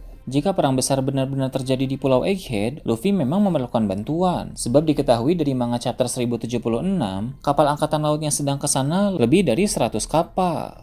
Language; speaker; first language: Indonesian; native; Indonesian